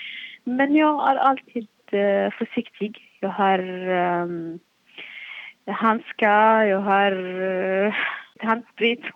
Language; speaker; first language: Swedish; non-native, fluent; Arabic